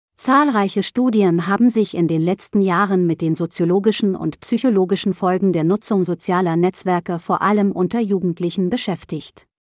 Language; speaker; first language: German; native; German